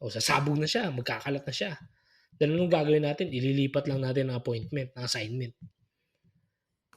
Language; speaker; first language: Filipino; native; Filipino